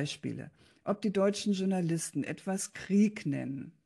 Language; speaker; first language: German; native; German